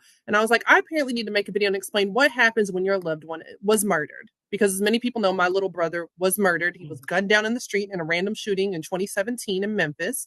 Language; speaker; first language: English; native; English